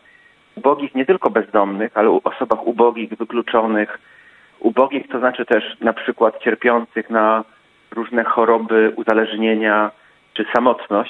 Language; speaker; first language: Polish; native; Polish